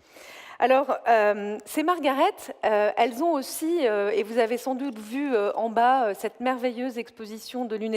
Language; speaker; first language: French; native; French